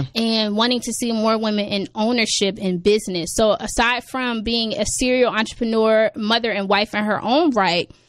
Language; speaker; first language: English; native; English